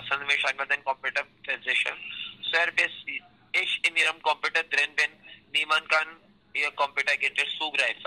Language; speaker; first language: German; non-native, learner; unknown